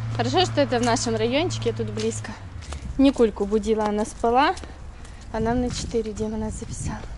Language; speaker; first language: Russian; non-native, local second language; Ukrainian